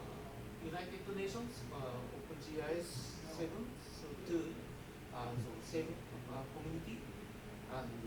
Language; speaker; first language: English; non-native, learner; Japanese